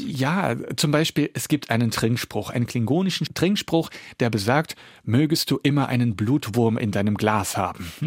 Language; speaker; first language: German; early bilingual, other home language; Dutch